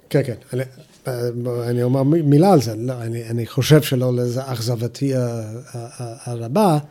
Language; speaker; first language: Hebrew; non-native, fluent; English